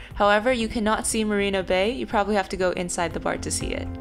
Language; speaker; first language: English; non-native, fluent; Chinese